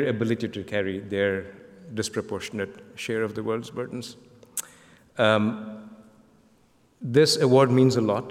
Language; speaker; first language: English; non-native, local second language; Bangla